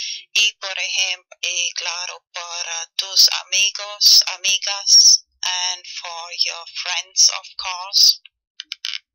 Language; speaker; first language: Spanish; non-native, fluent; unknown